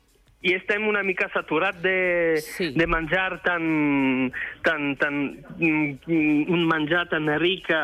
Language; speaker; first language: Catalan; non-native, fluent; French